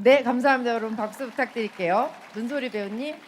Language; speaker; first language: Korean; native; Korean